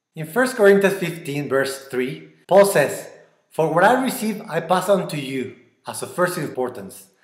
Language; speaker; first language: English; non-native, fluent; Spanish